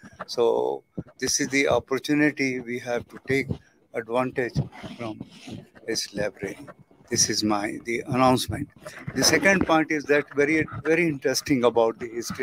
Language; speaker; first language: English; non-native, local second language; Urdu